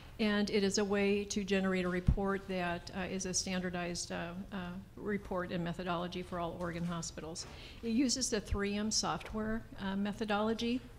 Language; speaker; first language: English; native; English